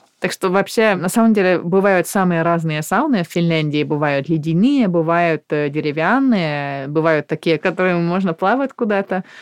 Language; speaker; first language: Russian; non-native, fluent; Finnish